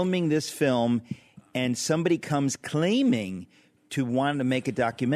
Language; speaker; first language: English; native; English